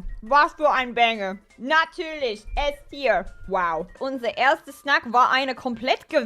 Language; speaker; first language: German; non-native, learner; English